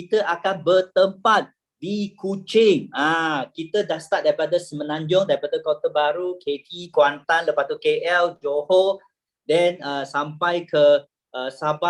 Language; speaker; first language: Malay; native; Malay